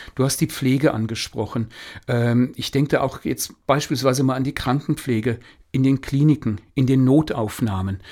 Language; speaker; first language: German; native; German